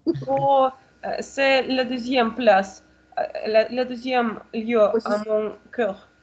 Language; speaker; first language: French; non-native, learner; Russian